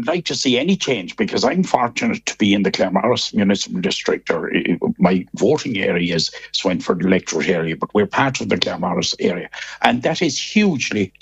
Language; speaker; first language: English; native; English